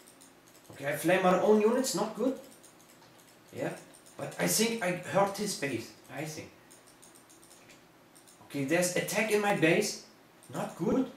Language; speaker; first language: English; non-native, learner; German